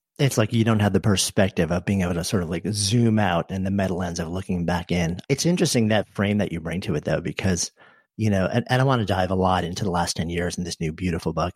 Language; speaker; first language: English; native; English